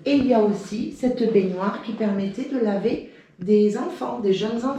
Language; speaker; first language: French; native; French